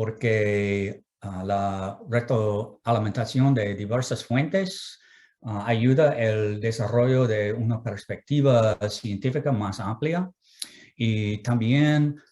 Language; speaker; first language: Spanish; non-native, fluent; English